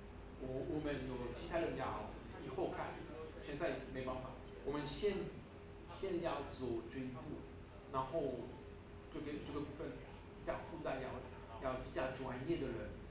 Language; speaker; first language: Chinese; non-native, fluent; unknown